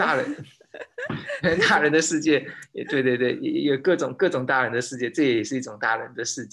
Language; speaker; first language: Chinese; native; Chinese